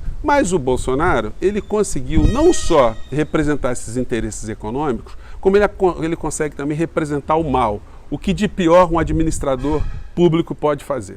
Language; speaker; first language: Portuguese; native; Portuguese